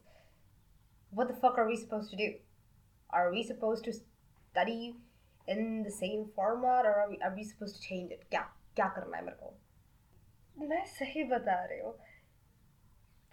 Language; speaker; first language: English; non-native, local second language; Hindi